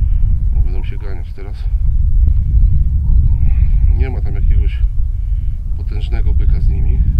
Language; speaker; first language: Polish; native; Polish